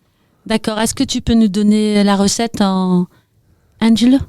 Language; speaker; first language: French; native; French